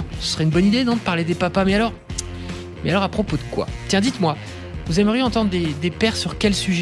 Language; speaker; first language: French; native; French